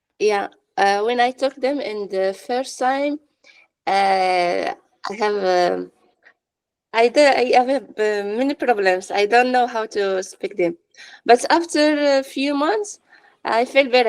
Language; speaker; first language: English; non-native, learner; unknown